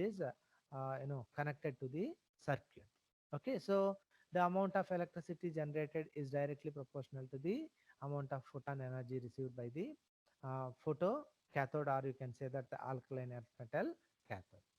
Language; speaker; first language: English; non-native, local second language; Telugu